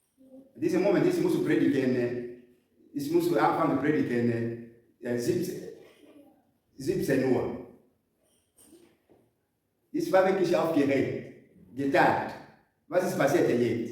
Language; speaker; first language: German; non-native, learner; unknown